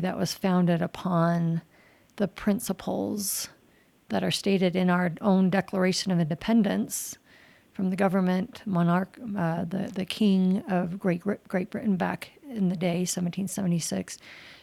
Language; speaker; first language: English; native; English